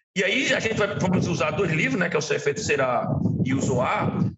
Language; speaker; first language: Portuguese; native; Portuguese